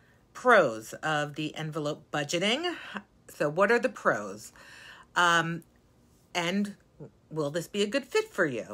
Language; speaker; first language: English; native; English